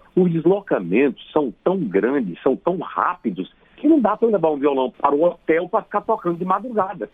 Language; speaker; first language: Portuguese; native; Portuguese